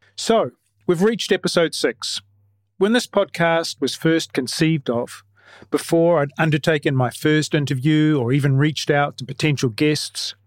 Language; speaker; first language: English; native; English